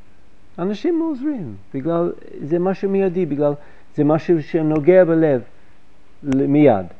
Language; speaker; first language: Hebrew; non-native, fluent; English